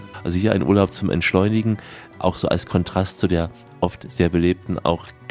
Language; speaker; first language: German; native; German